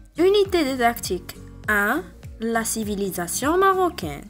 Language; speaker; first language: French; non-native, local second language; Arabic